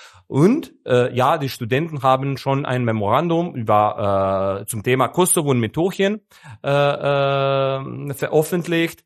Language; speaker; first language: German; non-native, fluent; Serbian